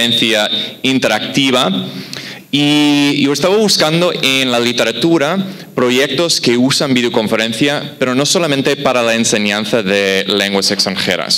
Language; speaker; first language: Spanish; non-native, fluent; English